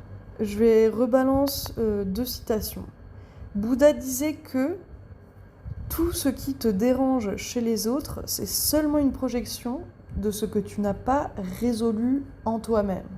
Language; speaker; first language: French; native; French